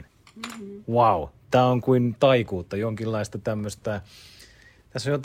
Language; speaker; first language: Finnish; native; Finnish